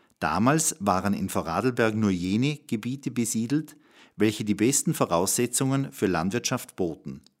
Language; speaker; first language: German; native; German